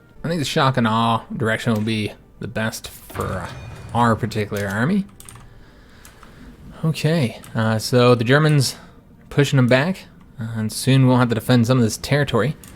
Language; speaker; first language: English; native; English